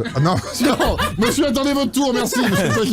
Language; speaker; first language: French; native; French